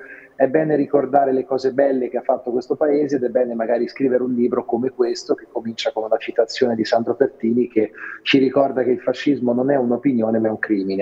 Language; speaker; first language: Italian; native; Italian